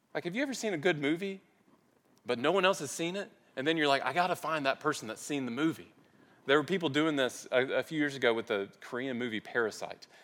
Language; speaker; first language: English; native; English